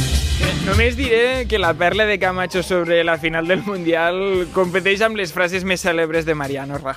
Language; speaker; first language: Catalan; native; Catalan